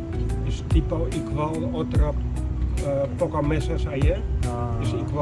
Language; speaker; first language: Spanish; non-native, learner; English